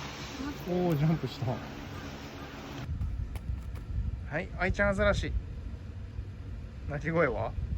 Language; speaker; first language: Japanese; native; Japanese